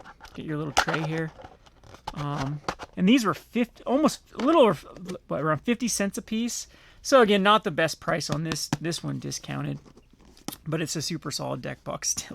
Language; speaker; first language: English; native; English